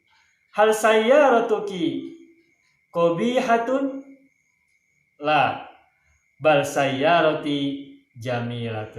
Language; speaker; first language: Arabic; non-native, fluent; Indonesian